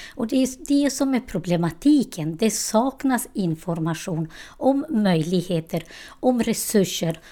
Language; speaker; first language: Swedish; non-native, fluent; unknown